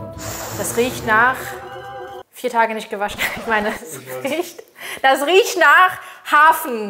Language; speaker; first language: German; native; German